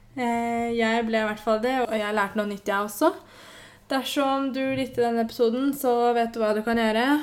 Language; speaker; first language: Norwegian; native; Norwegian